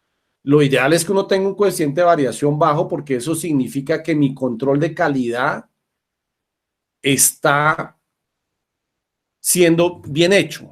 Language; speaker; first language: Spanish; native; Spanish